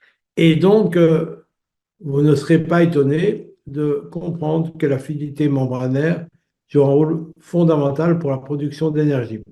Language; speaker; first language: French; native; French